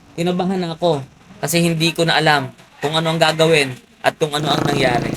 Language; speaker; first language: Filipino; native; Filipino